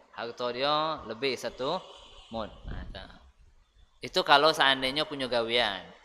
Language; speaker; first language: Malay; native; Malay